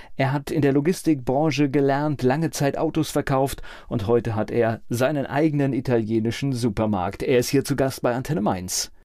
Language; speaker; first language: German; native; German